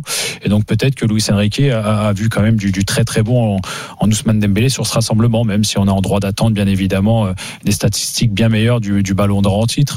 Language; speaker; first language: French; native; French